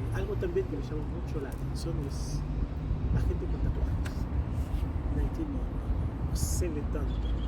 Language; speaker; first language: Spanish; non-native, fluent; Haitian Creole